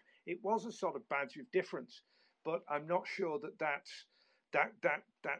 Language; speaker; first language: English; native; English